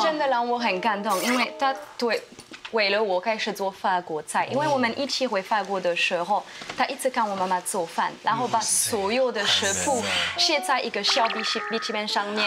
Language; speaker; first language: Chinese; non-native, fluent; French